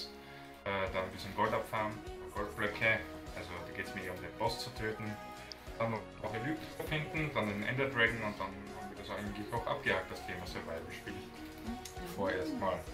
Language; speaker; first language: German; native; German